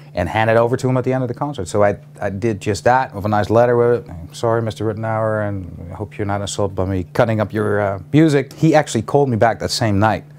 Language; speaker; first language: English; non-native, fluent; Dutch